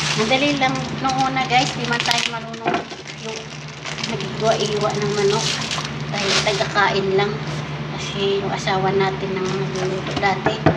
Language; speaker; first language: Filipino; non-native, local second language; Cebuano